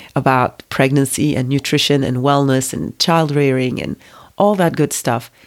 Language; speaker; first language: English; non-native, fluent; Turkish